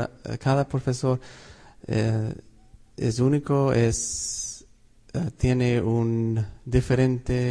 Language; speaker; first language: Spanish; non-native, fluent; English